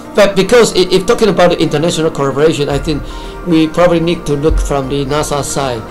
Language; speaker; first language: English; non-native, fluent; Chinese